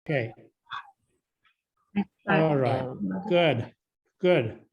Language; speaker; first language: English; non-native, fluent; Turkish